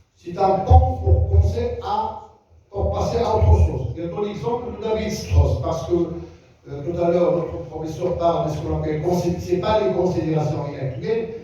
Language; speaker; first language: French; non-native, local second language; Arabic